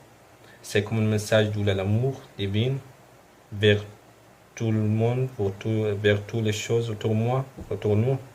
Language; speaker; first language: French; non-native, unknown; Arabic